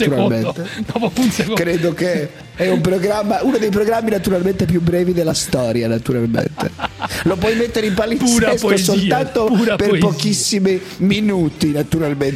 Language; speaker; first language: Italian; native; Italian